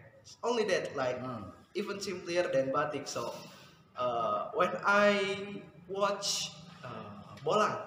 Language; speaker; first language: English; non-native, fluent; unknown